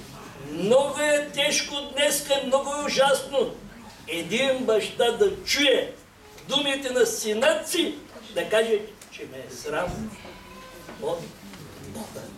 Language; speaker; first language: Bulgarian; non-native, local second language; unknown